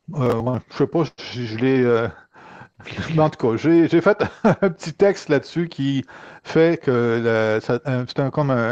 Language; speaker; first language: French; native; French